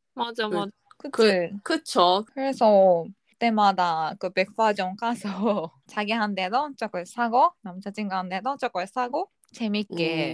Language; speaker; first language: Korean; non-native, fluent; Japanese